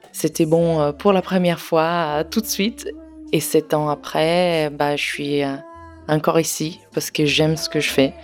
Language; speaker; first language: French; non-native, fluent; Italian